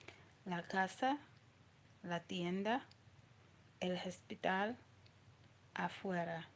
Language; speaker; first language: Spanish; non-native, learner; English